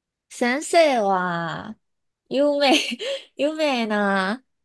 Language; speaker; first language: Japanese; non-native, learner; Chinese